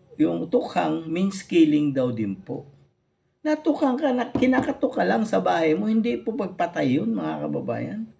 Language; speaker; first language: Filipino; native; Filipino